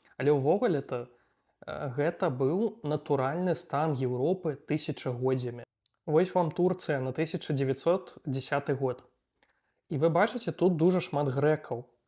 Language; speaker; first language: Belarusian; native; Belarusian